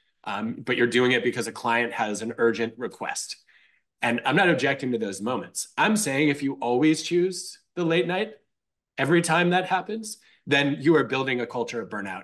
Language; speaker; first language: English; native; English